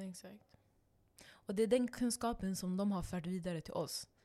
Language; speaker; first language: Swedish; non-native, local second language; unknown